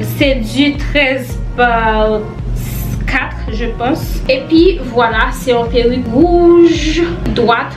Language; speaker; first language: French; non-native, local second language; Haitian Creole